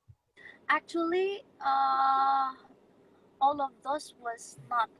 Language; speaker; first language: English; non-native, fluent; Indonesian